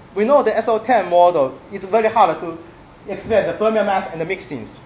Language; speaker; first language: English; non-native, fluent; Chinese